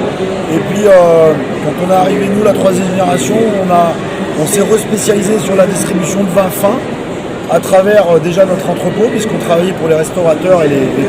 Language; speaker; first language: French; native; French